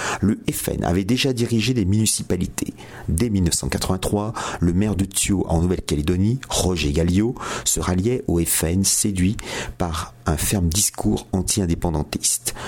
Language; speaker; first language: French; native; French